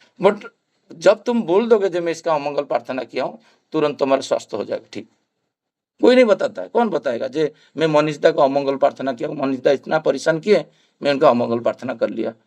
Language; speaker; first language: Hindi; non-native, local second language; Bangla